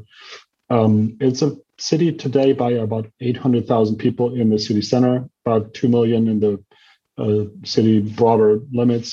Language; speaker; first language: English; non-native, fluent; German